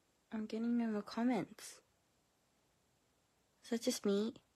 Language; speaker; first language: English; early bilingual, other home language; Korean